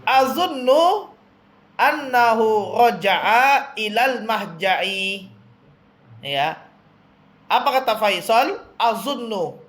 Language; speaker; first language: Arabic; non-native, fluent; Indonesian